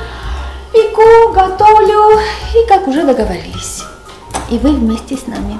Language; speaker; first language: Russian; non-native, local second language; Armenian